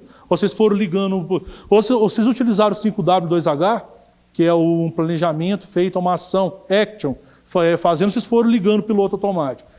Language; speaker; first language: Portuguese; native; Portuguese